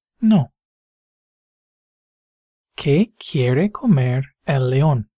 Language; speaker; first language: Spanish; non-native, fluent; English